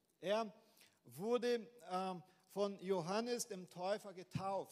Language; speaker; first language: German; non-native, fluent; Portuguese